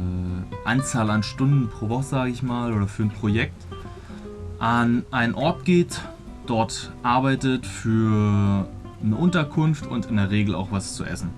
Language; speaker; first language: German; native; German